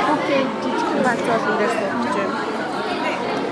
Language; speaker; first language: Korean; non-native, learner; Mongolian